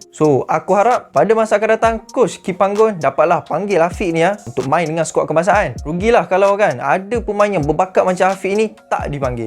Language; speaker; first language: Malay; native; Malay